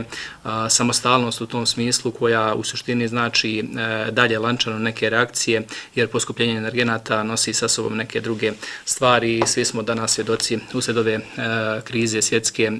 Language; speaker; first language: Bosnian; native; Bosnian